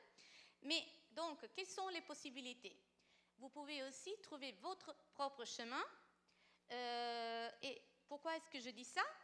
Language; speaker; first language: French; non-native, fluent; Italian